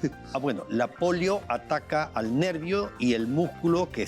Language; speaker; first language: Spanish; native; Spanish